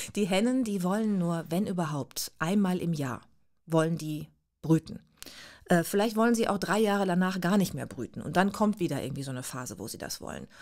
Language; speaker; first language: German; native; German